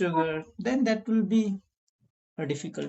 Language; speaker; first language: English; non-native, learner; Nepali